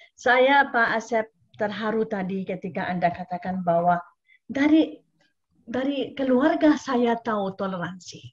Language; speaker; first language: Indonesian; non-native, fluent; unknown